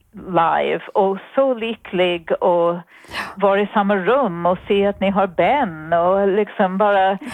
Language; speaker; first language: Swedish; non-native, fluent; English